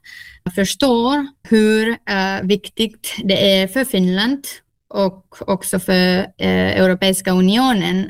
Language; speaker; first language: Swedish; non-native, local second language; Finnish